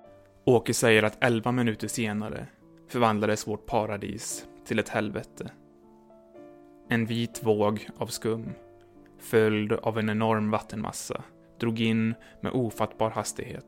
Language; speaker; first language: Swedish; native; Swedish